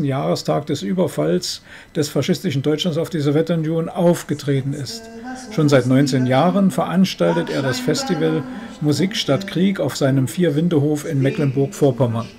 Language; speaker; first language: German; native; German